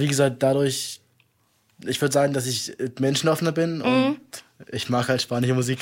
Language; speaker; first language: German; native; German